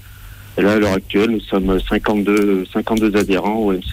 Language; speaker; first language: French; native; French